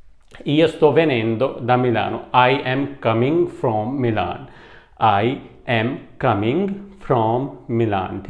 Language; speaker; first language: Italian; non-native, fluent; Urdu